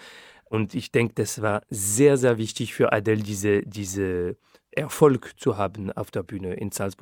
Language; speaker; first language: German; non-native, fluent; French